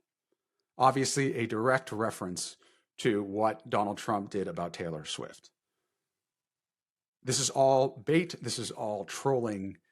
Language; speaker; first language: English; native; English